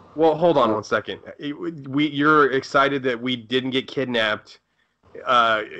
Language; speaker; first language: English; native; English